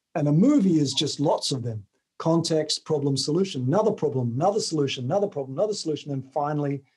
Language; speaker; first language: English; native; English